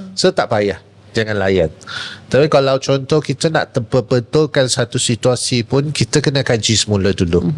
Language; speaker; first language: Malay; non-native, local second language; Chinese